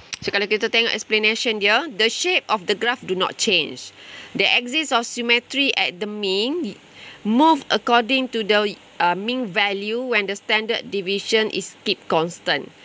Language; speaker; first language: English; non-native, local second language; Malay